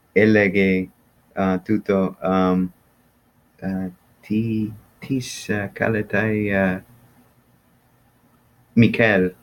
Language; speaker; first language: Greek; non-native, learner; English